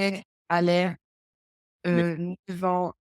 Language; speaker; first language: French; non-native, learner; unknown